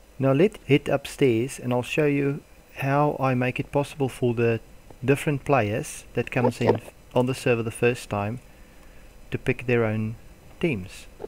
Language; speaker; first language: English; non-native, local second language; Afrikaans